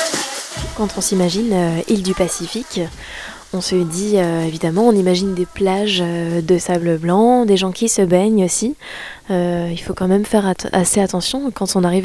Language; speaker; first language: French; native; French